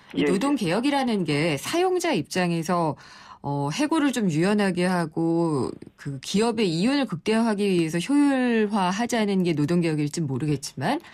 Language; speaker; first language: Korean; native; Korean